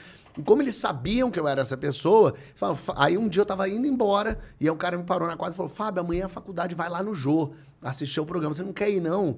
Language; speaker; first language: Portuguese; native; Portuguese